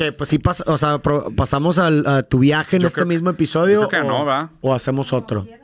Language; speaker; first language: Spanish; native; Spanish